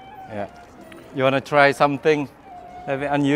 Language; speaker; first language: English; non-native, fluent; Indonesian